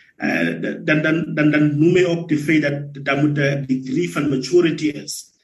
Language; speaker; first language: Afrikaans; non-native, local second language; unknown